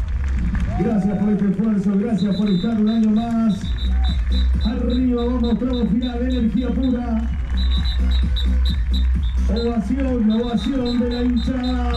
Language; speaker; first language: Spanish; native; Spanish